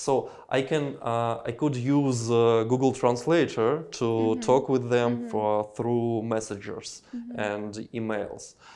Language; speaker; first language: English; non-native, learner; Russian